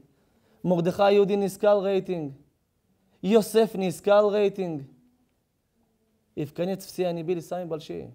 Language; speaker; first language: Russian; non-native, learner; Hebrew